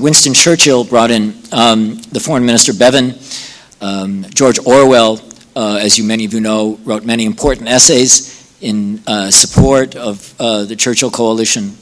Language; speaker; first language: English; native; English